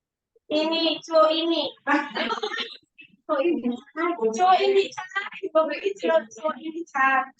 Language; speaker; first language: Chinese; non-native, learner; Indonesian